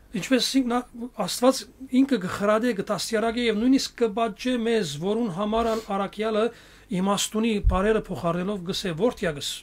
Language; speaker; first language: Armenian; native; Armenian